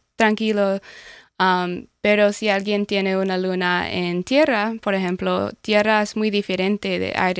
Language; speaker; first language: Spanish; non-native, learner; English